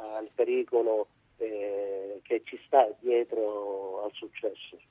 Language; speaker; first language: Italian; native; Italian